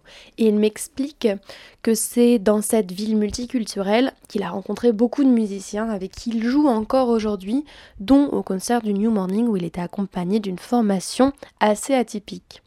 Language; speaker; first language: French; native; French